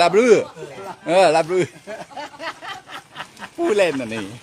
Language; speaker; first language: Thai; non-native, learner; French